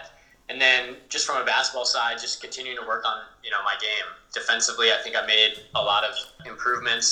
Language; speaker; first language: English; native; English